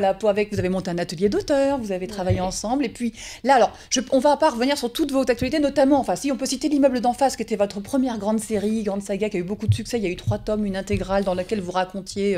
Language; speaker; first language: French; native; French